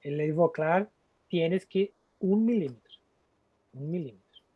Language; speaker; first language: Spanish; non-native, fluent; Portuguese